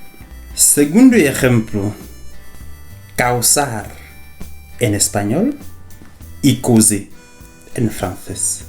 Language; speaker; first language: Spanish; non-native, fluent; French